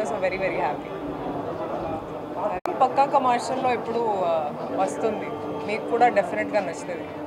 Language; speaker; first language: Telugu; non-native, fluent; Hindi